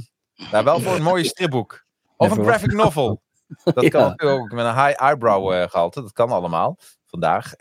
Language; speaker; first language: Dutch; native; Dutch